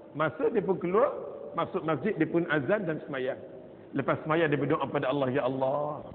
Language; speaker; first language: Malay; native; Malay